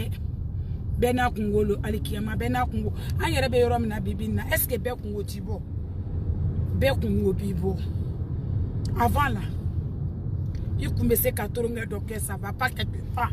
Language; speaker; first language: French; non-native, local second language; Dyula